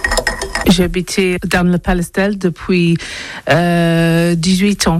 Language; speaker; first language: French; non-native, learner; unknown